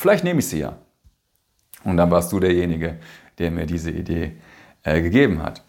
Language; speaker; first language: German; native; German